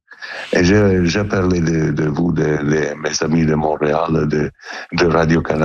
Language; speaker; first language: French; non-native, learner; Italian